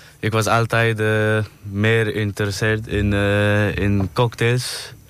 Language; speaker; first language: Dutch; non-native, fluent; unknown